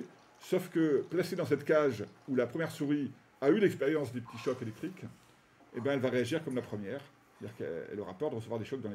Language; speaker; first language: French; native; French